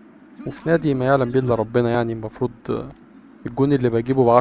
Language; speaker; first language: Arabic; native; Arabic